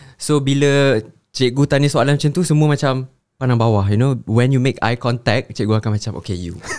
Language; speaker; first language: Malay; native; Malay